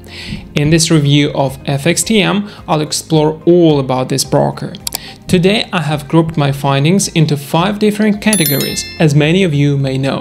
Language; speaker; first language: English; non-native, fluent; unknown